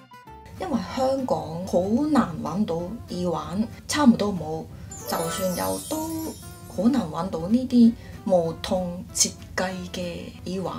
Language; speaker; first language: Cantonese; non-native, fluent; Japanese